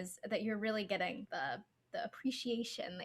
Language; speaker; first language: English; native; English